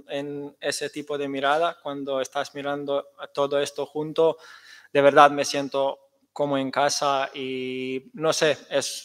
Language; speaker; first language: Spanish; non-native, fluent; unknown